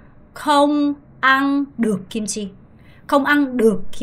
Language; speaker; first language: Vietnamese; non-native, fluent; Korean